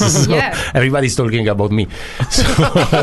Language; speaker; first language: English; non-native, fluent; Italian